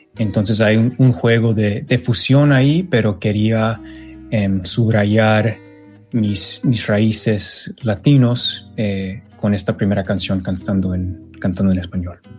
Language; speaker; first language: Spanish; early bilingual, other home language; English